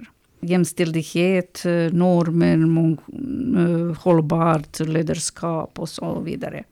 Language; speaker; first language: Swedish; non-native, learner; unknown